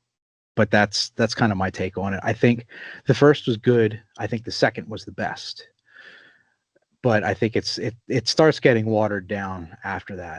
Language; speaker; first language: English; native; English